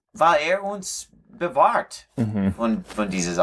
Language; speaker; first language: German; non-native, learner; English